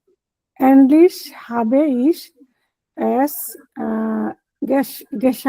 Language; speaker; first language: German; non-native, learner; Bangla